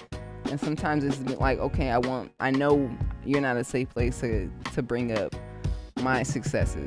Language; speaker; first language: English; native; English